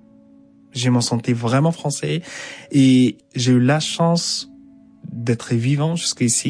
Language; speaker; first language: French; non-native, fluent; Arabic